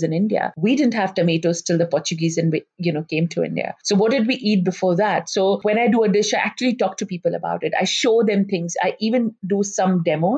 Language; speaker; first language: English; non-native, local second language; Hindi